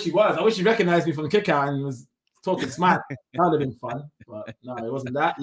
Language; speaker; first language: English; native; English